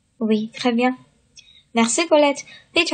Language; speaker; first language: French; non-native, fluent; Chinese